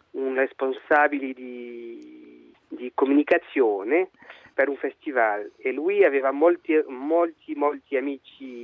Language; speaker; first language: Italian; non-native, learner; French